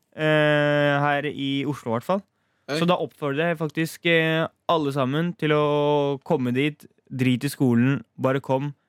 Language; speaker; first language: Norwegian; early bilingual, other home language; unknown